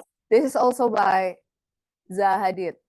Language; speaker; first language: English; non-native, fluent; Indonesian